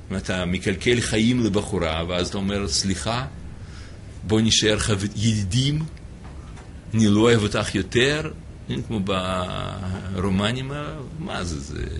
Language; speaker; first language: Hebrew; non-native, fluent; English